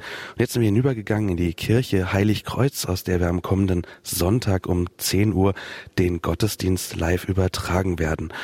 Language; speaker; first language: German; native; German